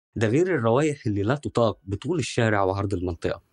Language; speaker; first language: Arabic; native; Arabic